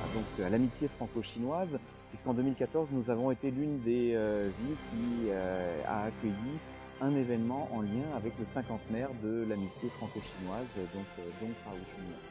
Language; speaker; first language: French; native; French